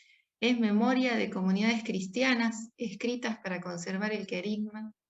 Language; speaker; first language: Spanish; native; Spanish